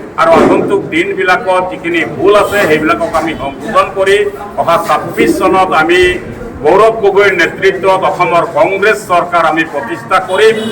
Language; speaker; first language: Assamese; non-native, local second language; Hindi